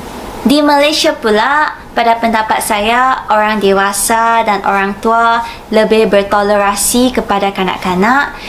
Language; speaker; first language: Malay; non-native, fluent; Japanese